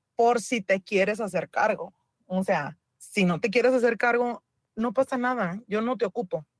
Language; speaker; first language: Spanish; native; Spanish